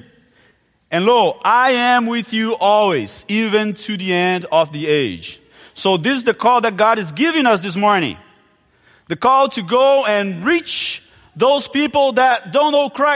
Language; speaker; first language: English; non-native, fluent; Portuguese